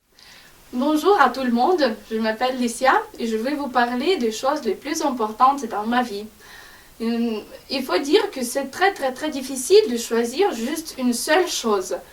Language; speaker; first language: French; non-native, fluent; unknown